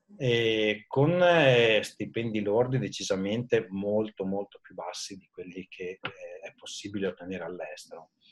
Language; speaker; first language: Italian; native; Italian